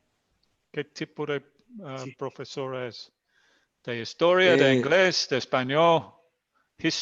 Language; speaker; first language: Spanish; non-native, fluent; English